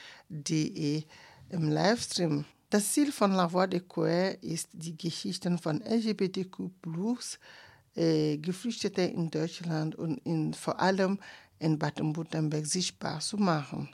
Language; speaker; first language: German; non-native, fluent; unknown